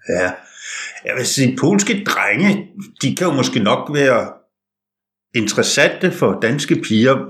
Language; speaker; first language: Danish; native; Danish